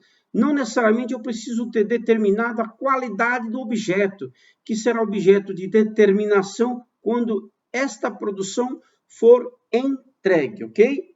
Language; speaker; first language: Portuguese; native; Portuguese